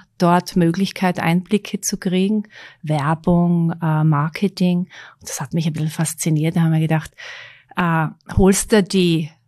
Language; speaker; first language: German; native; German